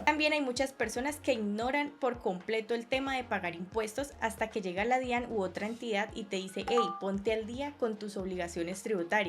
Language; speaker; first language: Spanish; native; Spanish